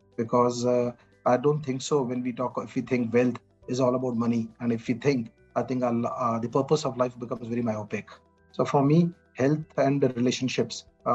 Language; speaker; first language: English; non-native, local second language; Punjabi